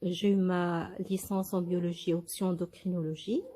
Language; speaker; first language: French; non-native, local second language; Arabic